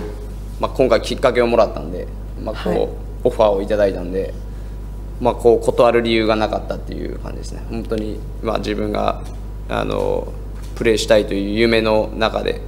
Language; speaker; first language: Japanese; native; Japanese